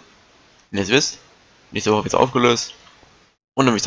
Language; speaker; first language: German; native; German